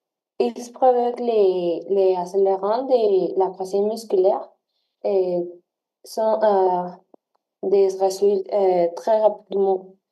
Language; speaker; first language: French; non-native, learner; Spanish